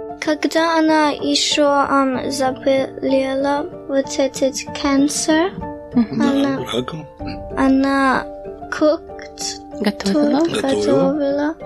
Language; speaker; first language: Russian; early bilingual, heritage; Russian